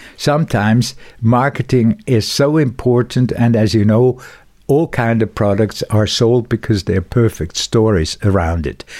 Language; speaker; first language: English; non-native, fluent; German